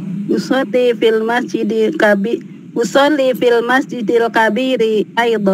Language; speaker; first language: Arabic; non-native, learner; Indonesian